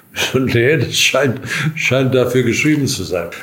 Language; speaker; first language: German; non-native, fluent; English